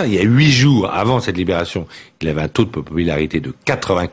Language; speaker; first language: French; native; French